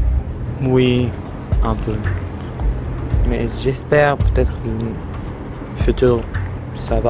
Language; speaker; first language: French; non-native, learner; Arabic